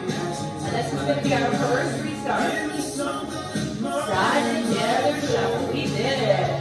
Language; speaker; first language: English; native; English